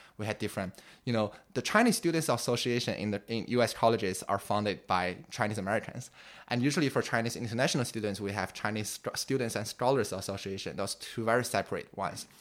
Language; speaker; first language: English; non-native, fluent; Chinese